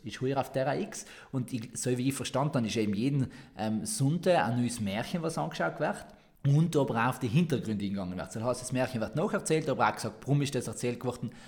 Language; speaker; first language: German; native; German